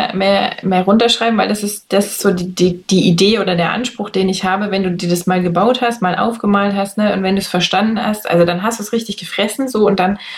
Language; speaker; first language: German; native; German